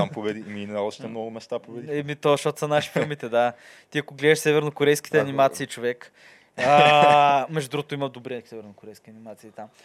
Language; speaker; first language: Bulgarian; native; Bulgarian